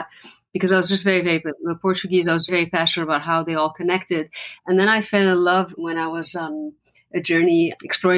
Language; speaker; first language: English; non-native, fluent; Arabic